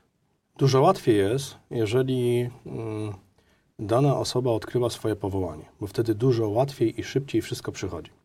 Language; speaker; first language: Polish; native; Polish